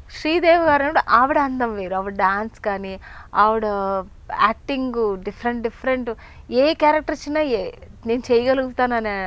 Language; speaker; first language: Telugu; native; Telugu